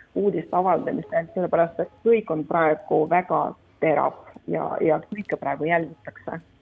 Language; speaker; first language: Estonian; non-native, local second language; Russian